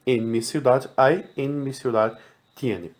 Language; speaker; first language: Spanish; non-native, fluent; Portuguese